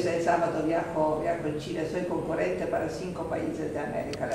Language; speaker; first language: Spanish; non-native, learner; Slovenian